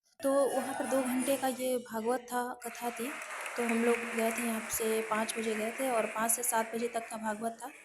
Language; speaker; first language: Hindi; native; Hindi